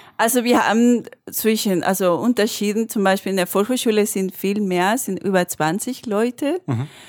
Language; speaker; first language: German; non-native, fluent; Spanish